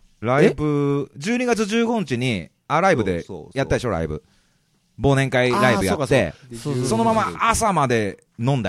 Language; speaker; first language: Japanese; native; Japanese